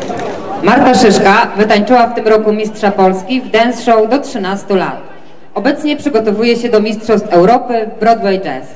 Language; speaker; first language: Polish; native; Polish